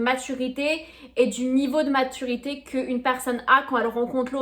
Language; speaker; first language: French; native; French